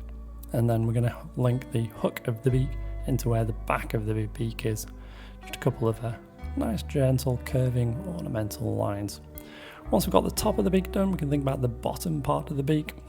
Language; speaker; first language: English; native; English